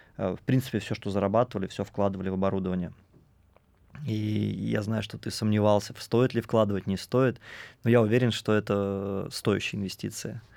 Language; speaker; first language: Russian; native; Russian